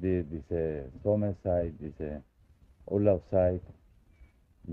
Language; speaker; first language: German; non-native, fluent; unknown